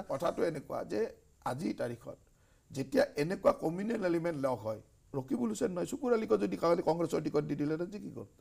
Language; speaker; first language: Assamese; native; Assamese